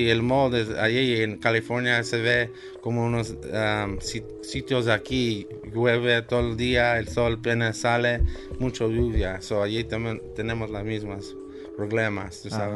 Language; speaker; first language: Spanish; early bilingual, heritage; Spanish